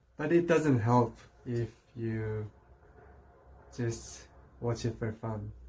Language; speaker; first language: English; non-native, fluent; Korean